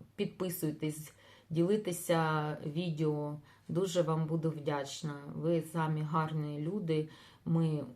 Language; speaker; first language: Ukrainian; non-native, local second language; Russian